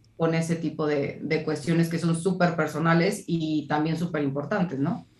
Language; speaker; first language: Spanish; native; Spanish